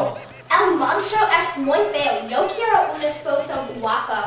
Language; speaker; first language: Spanish; non-native, learner; English